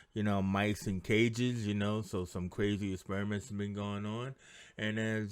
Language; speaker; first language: English; native; English